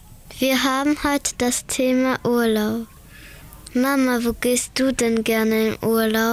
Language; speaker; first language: German; early bilingual, other home language; Persian